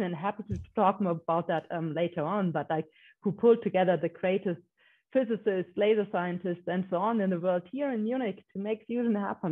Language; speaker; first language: English; non-native, fluent; German